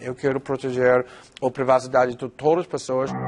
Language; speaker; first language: Portuguese; non-native, fluent; English